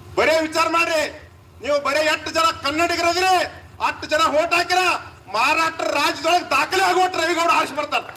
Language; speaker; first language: Kannada; native; Kannada